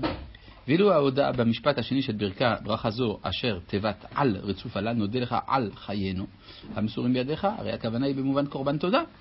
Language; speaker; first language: Hebrew; native; Hebrew